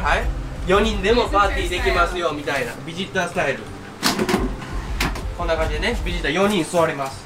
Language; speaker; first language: Japanese; native; Japanese